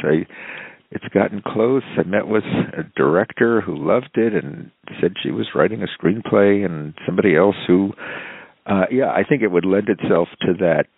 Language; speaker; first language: English; native; English